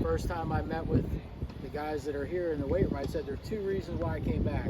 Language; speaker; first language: English; native; English